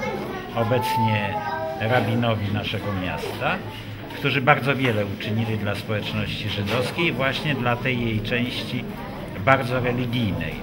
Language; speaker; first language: Polish; native; Polish